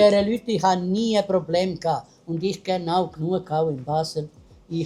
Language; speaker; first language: German; non-native, learner; Italian